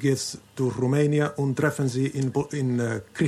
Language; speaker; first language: German; non-native, learner; Finnish